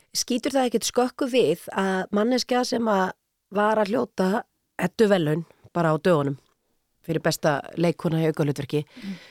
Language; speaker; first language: Icelandic; native; Icelandic